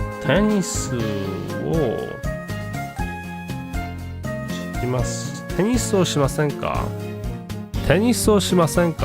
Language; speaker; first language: Japanese; non-native, learner; English